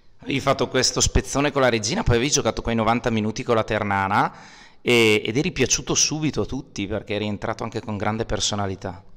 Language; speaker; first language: Italian; native; Italian